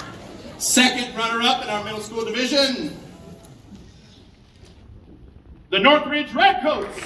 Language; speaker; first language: English; native; English